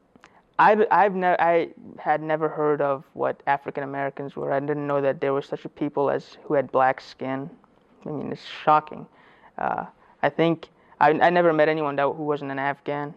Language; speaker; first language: English; early bilingual, other home language; Persian